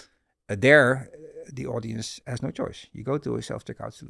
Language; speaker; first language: English; non-native, fluent; Dutch